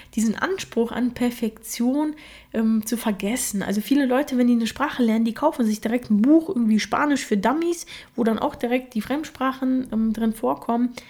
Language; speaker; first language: German; early bilingual, other home language; Russian